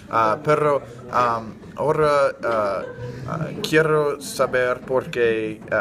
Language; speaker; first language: Spanish; non-native, learner; English